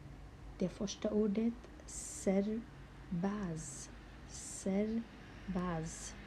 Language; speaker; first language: Swedish; non-native, local second language; Kurdish